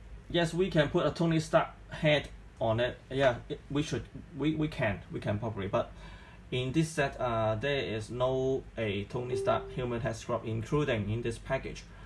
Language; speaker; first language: English; non-native, local second language; Cantonese